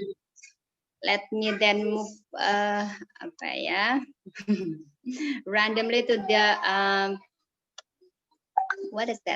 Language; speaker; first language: English; non-native, fluent; Indonesian